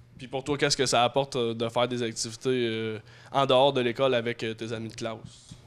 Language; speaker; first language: French; native; French